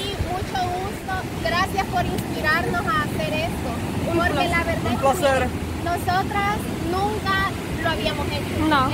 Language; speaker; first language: Spanish; native; Spanish